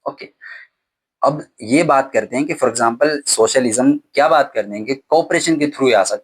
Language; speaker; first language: Hindi; native; Hindi